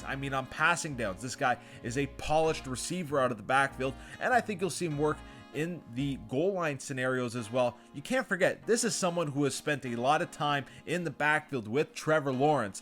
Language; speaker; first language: English; native; English